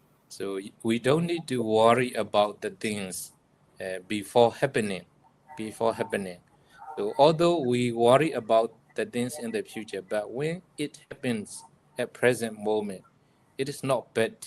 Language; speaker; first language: English; non-native, fluent; Burmese